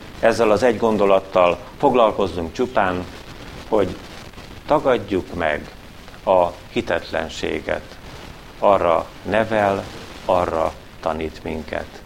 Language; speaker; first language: Hungarian; native; Hungarian